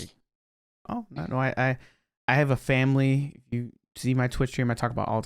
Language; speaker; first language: English; native; English